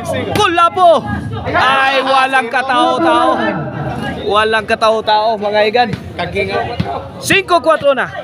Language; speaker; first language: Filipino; non-native, local second language; Cebuano